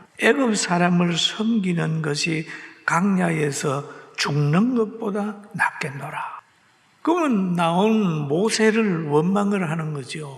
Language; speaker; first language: Korean; native; Korean